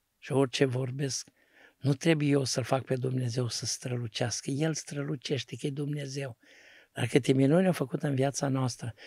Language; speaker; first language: Romanian; native; Romanian